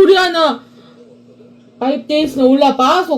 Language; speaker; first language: Filipino; non-native, learner; Korean